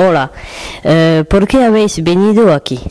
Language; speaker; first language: Spanish; non-native, learner; French